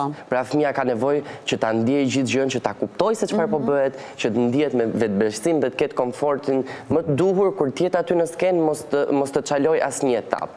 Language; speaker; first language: Albanian; native; Albanian